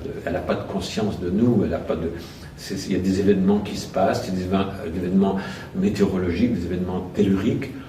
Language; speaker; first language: French; native; French